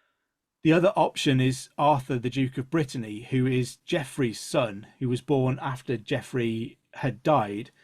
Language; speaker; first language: English; native; English